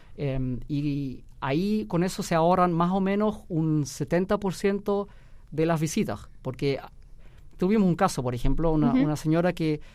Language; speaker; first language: Spanish; early bilingual, heritage; Spanish